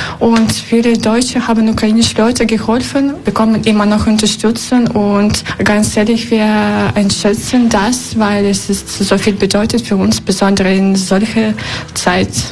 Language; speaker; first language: German; non-native, learner; Russian